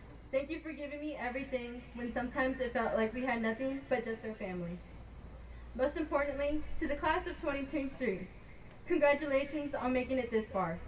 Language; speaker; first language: English; early bilingual, other home language; Spanish